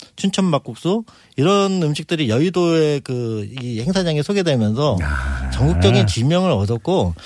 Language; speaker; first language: Korean; native; Korean